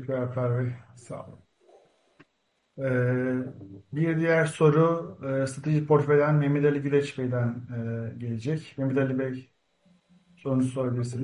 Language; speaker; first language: Turkish; native; Turkish